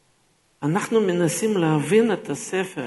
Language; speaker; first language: Hebrew; non-native, fluent; Russian